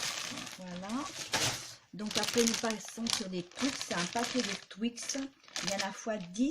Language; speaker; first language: French; native; French